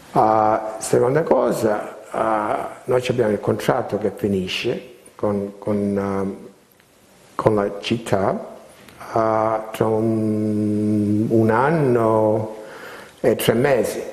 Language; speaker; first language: Italian; early bilingual, heritage; Italian